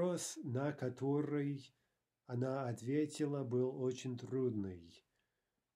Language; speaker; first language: Russian; non-native, fluent; English